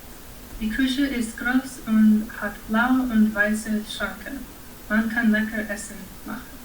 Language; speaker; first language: German; non-native, learner; English